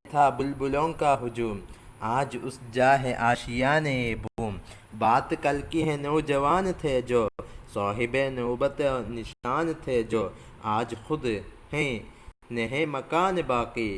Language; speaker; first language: Urdu; non-native, local second language; Malayalam